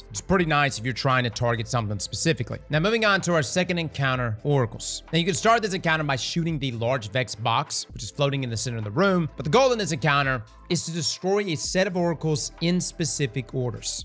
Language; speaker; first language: English; native; English